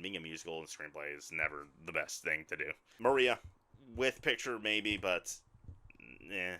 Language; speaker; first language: English; native; English